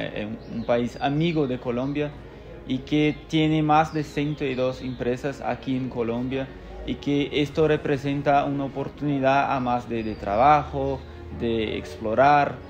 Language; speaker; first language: Spanish; non-native, fluent; Portuguese